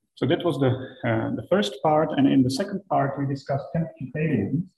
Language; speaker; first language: English; non-native, fluent; Czech